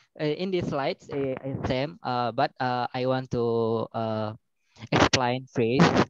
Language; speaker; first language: English; non-native, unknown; Indonesian